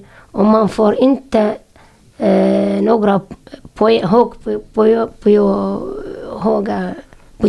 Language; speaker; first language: Swedish; non-native, learner; Syriac